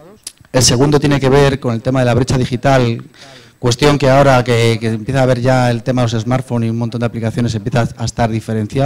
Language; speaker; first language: Spanish; native; Spanish